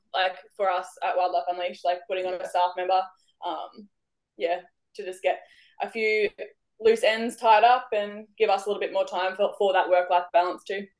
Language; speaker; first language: English; native; English